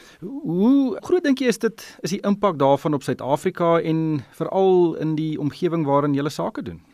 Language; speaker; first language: Afrikaans; native; Afrikaans